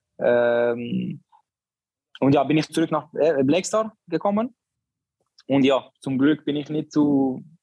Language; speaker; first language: German; non-native, learner; Albanian